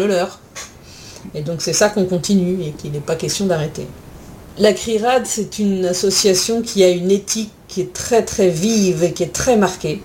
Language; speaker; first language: French; native; French